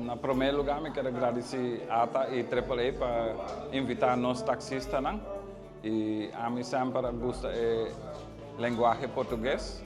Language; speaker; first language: Portuguese; non-native, learner; Papiamento